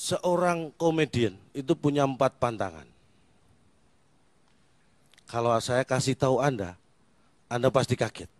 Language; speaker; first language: Indonesian; native; Indonesian